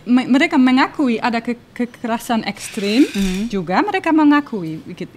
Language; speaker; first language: Indonesian; non-native, learner; Dutch